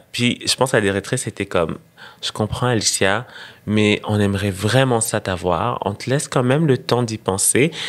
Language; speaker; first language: French; non-native, local second language; Rundi